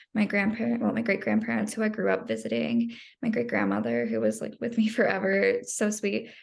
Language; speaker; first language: English; native; English